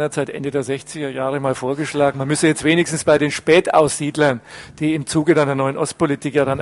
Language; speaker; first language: German; native; German